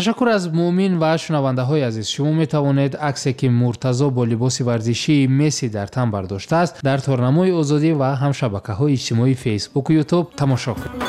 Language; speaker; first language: Tajik; native; Tajik